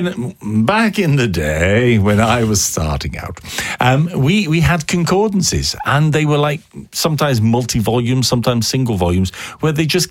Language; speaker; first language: English; native; English